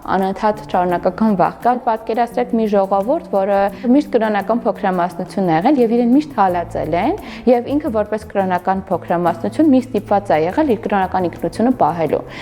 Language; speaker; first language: Armenian; non-native, local second language; Kurdish